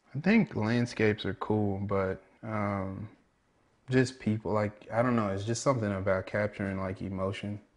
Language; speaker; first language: English; native; English